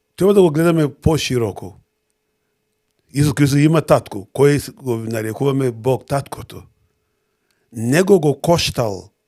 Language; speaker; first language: Macedonian; non-native, fluent; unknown